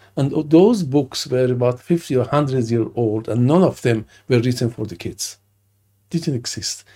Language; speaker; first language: English; non-native, fluent; Persian